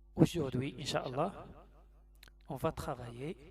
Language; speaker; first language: French; non-native, local second language; Arabic